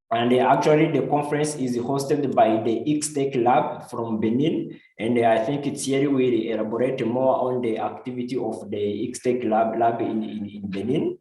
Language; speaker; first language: English; non-native, local second language; Kinyarwanda